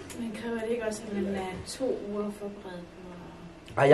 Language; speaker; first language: Danish; native; Danish